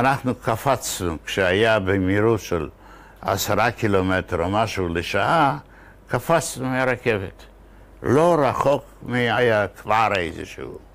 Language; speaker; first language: Hebrew; non-native, fluent; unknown